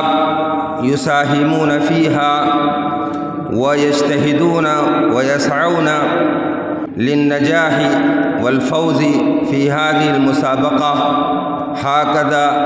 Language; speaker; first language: Arabic; non-native, fluent; Urdu